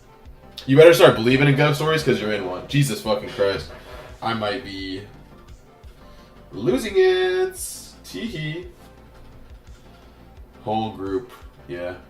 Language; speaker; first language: English; native; English